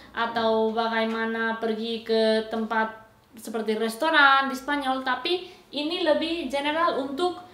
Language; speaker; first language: Indonesian; non-native, fluent; Spanish